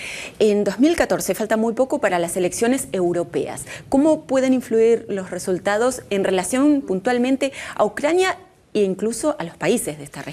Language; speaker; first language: Spanish; native; Spanish